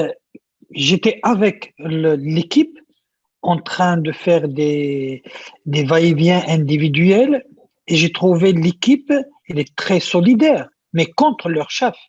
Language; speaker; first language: French; non-native, local second language; Arabic